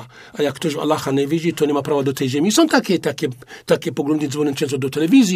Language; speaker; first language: Polish; non-native, fluent; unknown